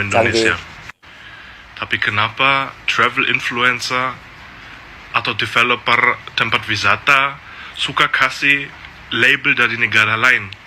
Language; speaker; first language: Indonesian; non-native, fluent; German